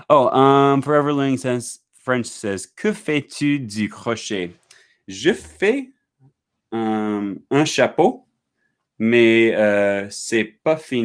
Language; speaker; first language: French; non-native, learner; English